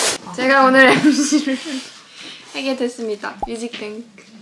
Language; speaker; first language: Korean; non-native, fluent; Japanese